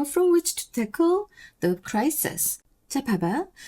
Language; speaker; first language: English; non-native, fluent; Korean